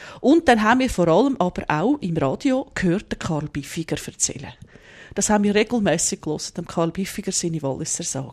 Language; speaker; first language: German; native; German